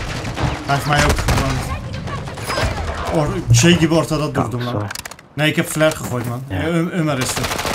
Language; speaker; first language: Dutch; early bilingual, other home language; Turkish